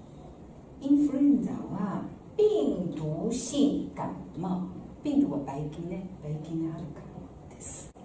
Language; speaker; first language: Japanese; non-native, fluent; Chinese